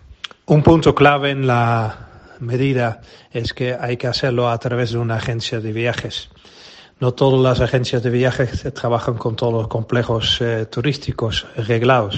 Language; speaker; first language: Spanish; non-native, fluent; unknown